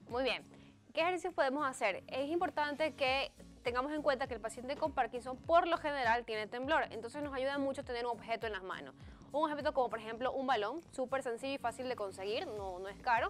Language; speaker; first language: Spanish; native; Spanish